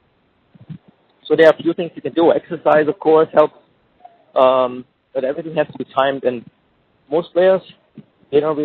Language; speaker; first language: English; native; English